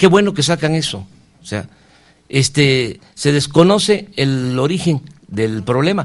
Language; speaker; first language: Spanish; native; Spanish